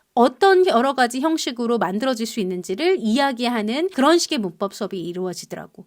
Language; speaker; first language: Korean; native; Korean